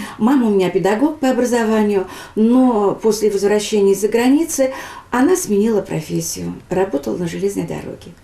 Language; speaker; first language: Russian; non-native, local second language; Chuvash